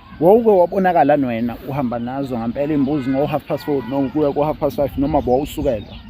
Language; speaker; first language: Zulu; native; Zulu